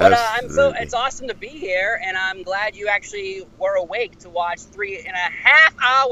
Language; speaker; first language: English; native; English